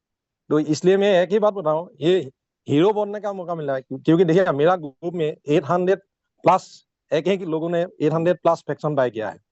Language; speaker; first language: Hindi; non-native, local second language; Assamese